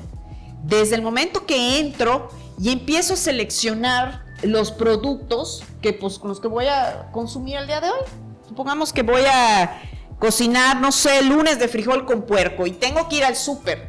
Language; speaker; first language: Spanish; native; Spanish